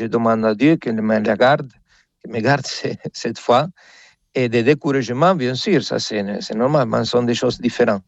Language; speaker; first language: French; non-native, fluent; Spanish